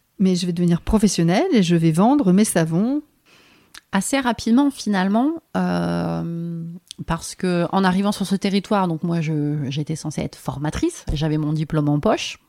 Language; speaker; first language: French; native; French